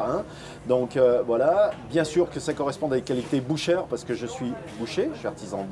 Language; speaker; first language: French; native; French